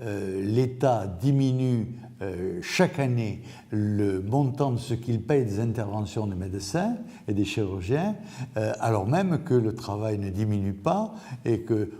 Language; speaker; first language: French; native; French